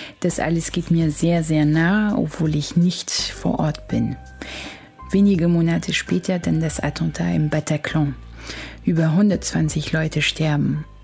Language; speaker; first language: German; non-native, fluent; French